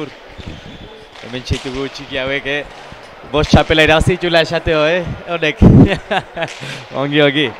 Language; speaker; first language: Basque; native; Basque